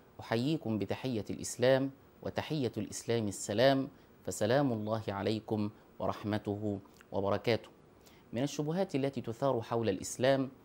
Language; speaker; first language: Arabic; native; Arabic